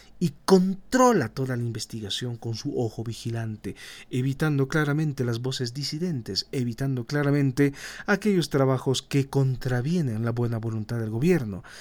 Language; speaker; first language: Spanish; native; Spanish